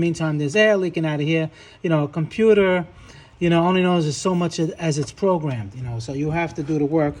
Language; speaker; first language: English; native; English